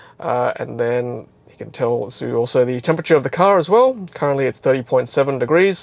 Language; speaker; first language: English; native; English